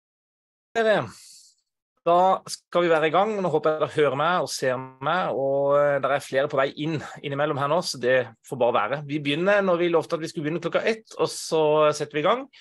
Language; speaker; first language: Norwegian; native; Norwegian